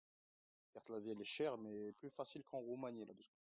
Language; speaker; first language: French; native; French